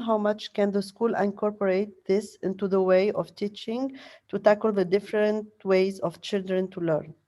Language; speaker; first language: English; non-native, fluent; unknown